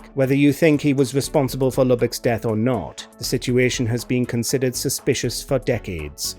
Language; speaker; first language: English; native; English